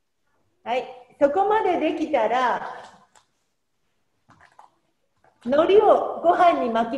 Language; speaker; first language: Japanese; non-native, fluent; Indonesian